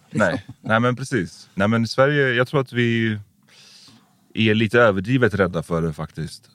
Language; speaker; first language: Swedish; early bilingual, other home language; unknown